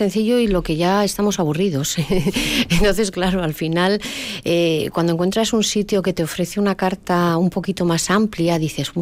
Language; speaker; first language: Spanish; native; Spanish